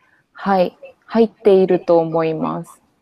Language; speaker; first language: Japanese; non-native, fluent; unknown